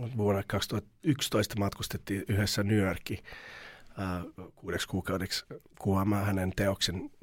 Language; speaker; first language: Finnish; non-native, fluent; Serbian